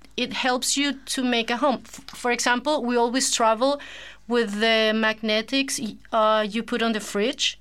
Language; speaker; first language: English; non-native, fluent; Spanish